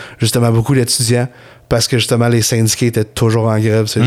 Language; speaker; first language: French; native; French